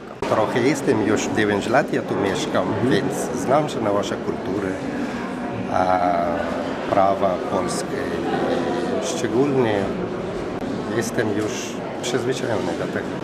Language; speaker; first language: Polish; non-native, learner; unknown